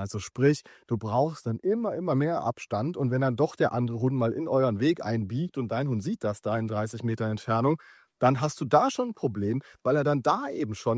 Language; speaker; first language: German; native; German